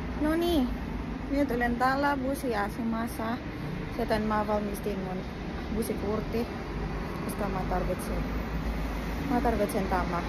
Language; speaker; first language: Finnish; non-native, learner; Filipino